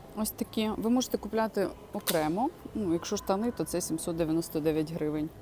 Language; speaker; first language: Ukrainian; non-native, local second language; Russian